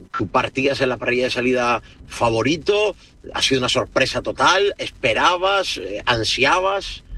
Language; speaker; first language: Spanish; native; Spanish